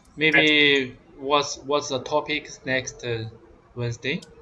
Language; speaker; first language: English; non-native, learner; Vietnamese